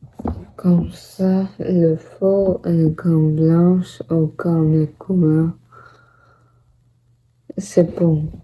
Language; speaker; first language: French; non-native, learner; Portuguese